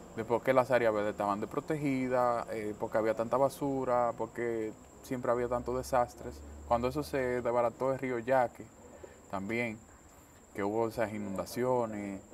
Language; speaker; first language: Spanish; native; Spanish